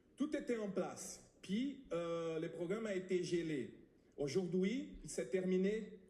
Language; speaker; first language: French; non-native, fluent; Portuguese